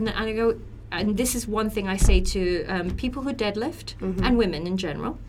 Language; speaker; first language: English; native; English